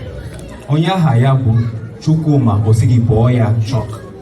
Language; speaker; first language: Igbo; early bilingual, heritage; Igbo